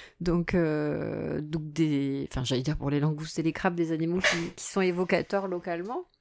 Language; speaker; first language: French; native; French